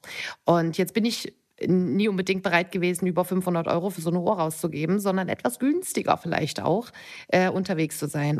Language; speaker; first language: German; native; German